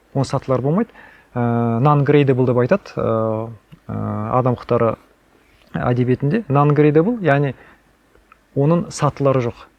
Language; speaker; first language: Kazakh; native; Kazakh